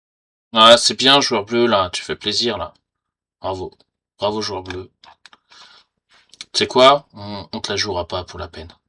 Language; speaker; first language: French; native; French